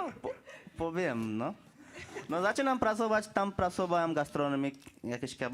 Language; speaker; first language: Polish; non-native, learner; Bangla